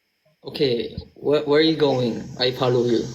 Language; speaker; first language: English; non-native, local second language; Filipino